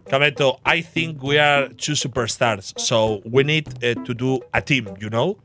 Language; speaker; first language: English; non-native, learner; Spanish